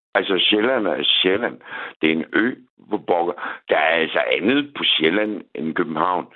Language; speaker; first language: Danish; native; Danish